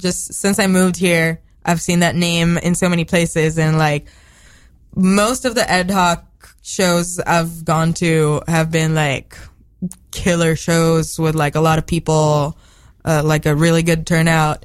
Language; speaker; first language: English; non-native, fluent; Hebrew